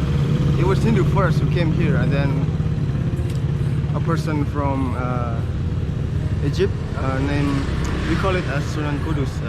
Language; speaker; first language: English; non-native, fluent; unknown